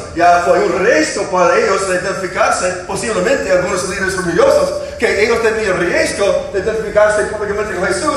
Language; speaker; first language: Spanish; non-native, fluent; English